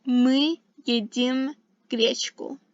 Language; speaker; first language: Russian; non-native, fluent; English